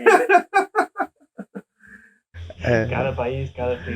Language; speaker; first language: Spanish; non-native, fluent; English